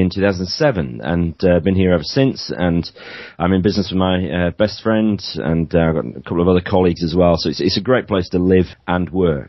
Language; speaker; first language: English; native; English